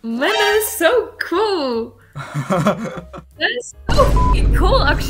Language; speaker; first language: English; non-native, learner; Polish